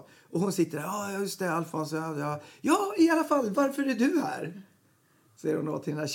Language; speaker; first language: Swedish; native; Swedish